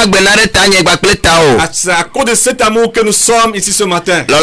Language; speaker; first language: French; non-native, local second language; Ewe